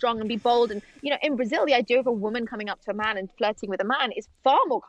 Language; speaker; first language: English; native; English